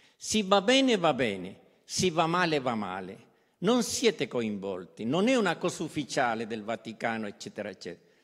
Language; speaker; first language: Italian; non-native, fluent; Spanish